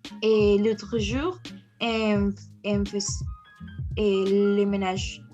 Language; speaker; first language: French; non-native, learner; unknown